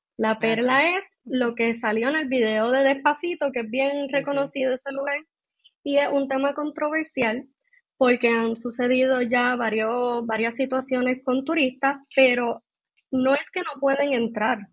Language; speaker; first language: Spanish; native; Spanish